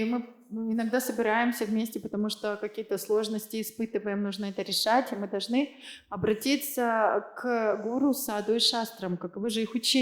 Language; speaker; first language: Russian; native; Russian